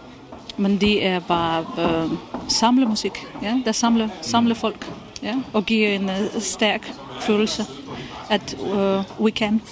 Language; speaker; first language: Danish; non-native, fluent; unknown